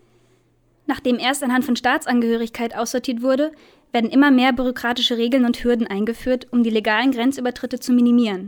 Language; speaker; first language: German; native; German